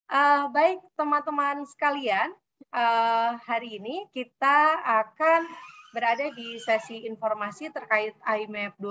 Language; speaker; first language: Indonesian; native; Indonesian